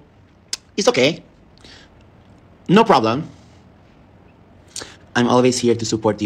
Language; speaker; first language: English; non-native, learner; Indonesian